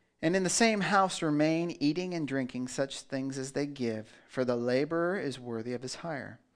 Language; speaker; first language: English; native; English